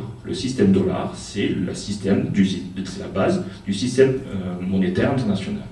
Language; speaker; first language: French; native; French